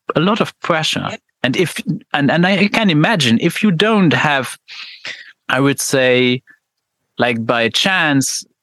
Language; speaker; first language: English; non-native, fluent; Luxembourgish